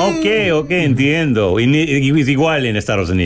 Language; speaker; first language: Spanish; non-native, learner; English